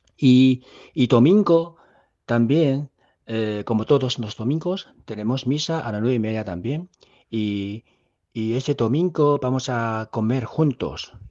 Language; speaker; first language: Spanish; non-native, fluent; Chinese